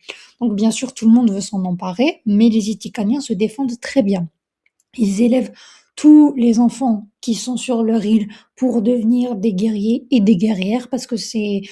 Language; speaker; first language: French; native; French